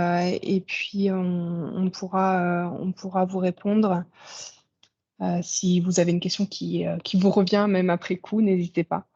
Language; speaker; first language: French; native; French